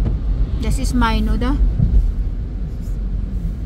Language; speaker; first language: German; non-native, learner; Filipino